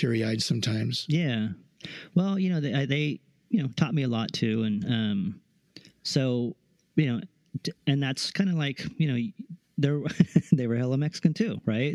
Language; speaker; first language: English; early bilingual, other home language; Spanish